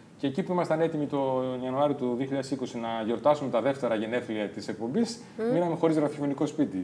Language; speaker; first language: Greek; native; Greek